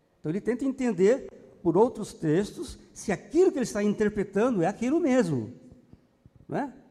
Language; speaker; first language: Portuguese; native; Portuguese